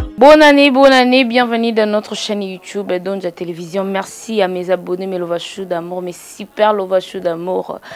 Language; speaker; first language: French; non-native, local second language; Lingala